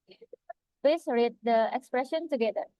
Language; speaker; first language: English; non-native, fluent; Indonesian